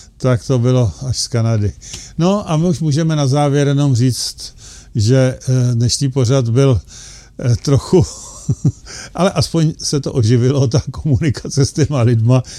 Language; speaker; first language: Czech; native; Czech